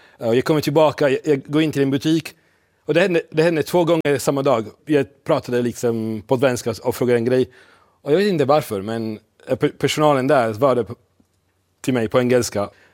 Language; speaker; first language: Swedish; non-native, fluent; Italian